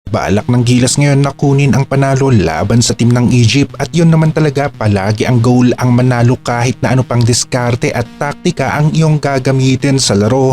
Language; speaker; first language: Filipino; native; Filipino